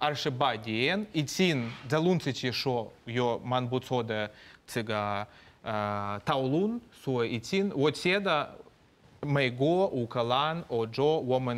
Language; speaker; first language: Chinese; non-native, fluent; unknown